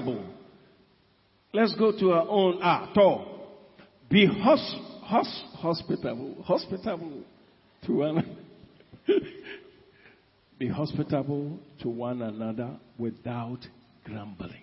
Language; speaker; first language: English; non-native, local second language; Akan